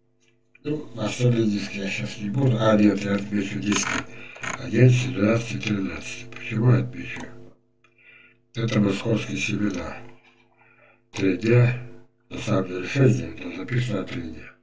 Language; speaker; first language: Russian; native; Russian